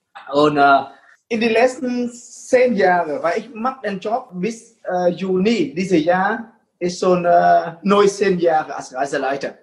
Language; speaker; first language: German; non-native, fluent; Vietnamese